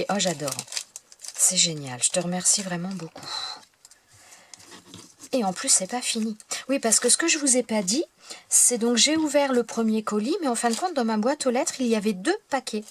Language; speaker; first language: French; native; French